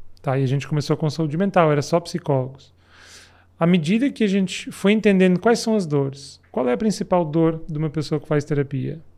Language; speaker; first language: Portuguese; native; Portuguese